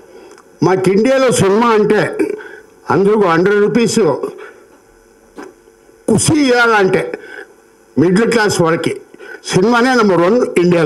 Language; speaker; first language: Telugu; non-native, learner; Kannada